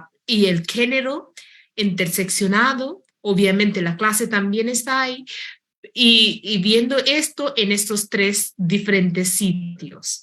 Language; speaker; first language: Spanish; non-native, fluent; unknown